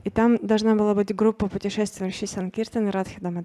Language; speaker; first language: Russian; native; Russian